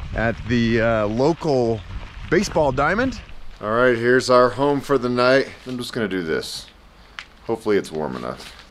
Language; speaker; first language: English; native; English